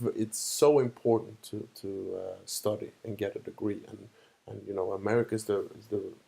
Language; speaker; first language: English; non-native, fluent; Swedish